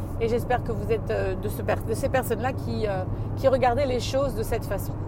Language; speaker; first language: French; native; French